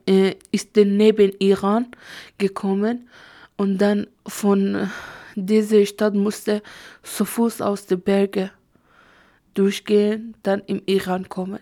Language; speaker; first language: German; non-native, learner; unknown